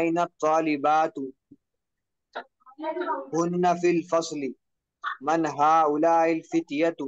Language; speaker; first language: Arabic; non-native, learner; Urdu